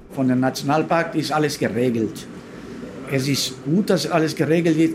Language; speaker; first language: German; non-native, fluent; Spanish